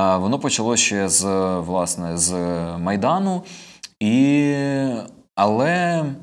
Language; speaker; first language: Ukrainian; non-native, local second language; Russian